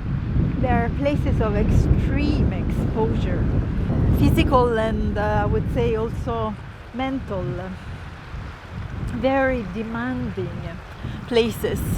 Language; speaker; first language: English; non-native, fluent; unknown